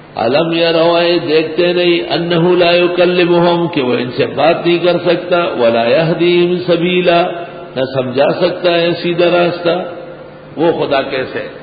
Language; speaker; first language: Urdu; non-native, local second language; Pashto